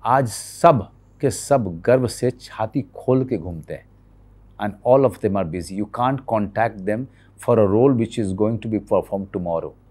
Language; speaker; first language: Hindi; native; Hindi